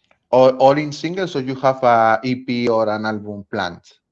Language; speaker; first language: English; non-native, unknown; Spanish